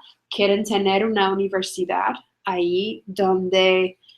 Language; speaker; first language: Spanish; non-native, fluent; English